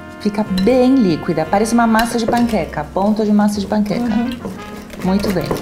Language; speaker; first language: Portuguese; non-native, fluent; Spanish